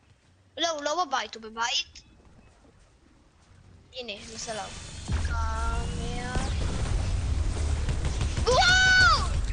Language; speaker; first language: Hebrew; native; Hebrew